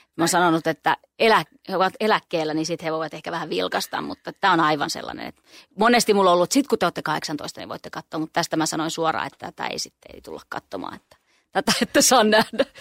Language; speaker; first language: Finnish; native; Finnish